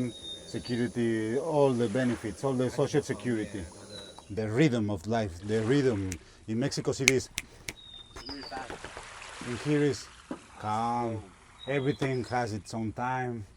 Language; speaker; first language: English; non-native, learner; Spanish